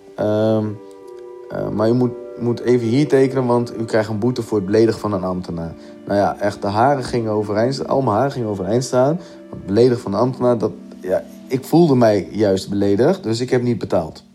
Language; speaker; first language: Dutch; native; Dutch